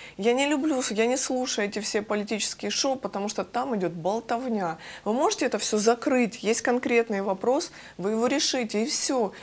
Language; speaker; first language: Russian; native; Russian